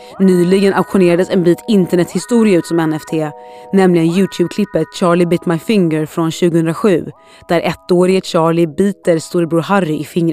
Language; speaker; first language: Swedish; native; Swedish